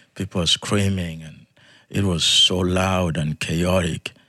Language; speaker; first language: English; non-native, fluent; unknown